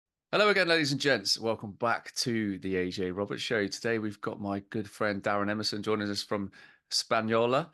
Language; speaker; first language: English; native; English